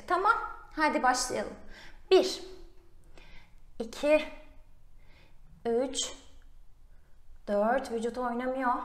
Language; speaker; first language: Turkish; native; Turkish